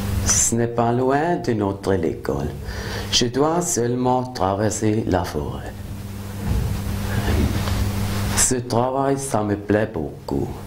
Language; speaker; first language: French; non-native, local second language; German